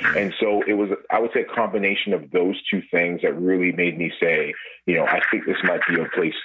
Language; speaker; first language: English; native; English